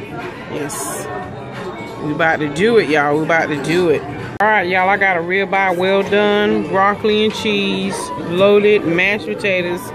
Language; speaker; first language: English; native; English